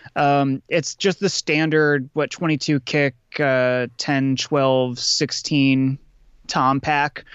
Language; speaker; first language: English; native; English